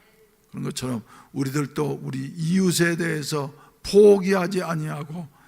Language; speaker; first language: Korean; native; Korean